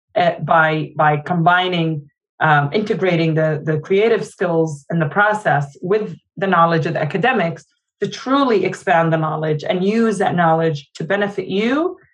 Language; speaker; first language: English; non-native, fluent; Arabic